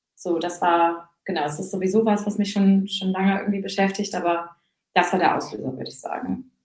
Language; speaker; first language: German; native; German